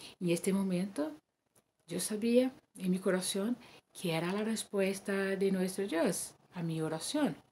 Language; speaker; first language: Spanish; non-native, learner; Portuguese